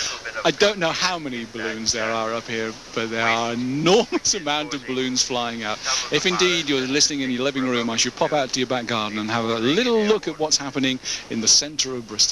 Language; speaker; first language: English; native; English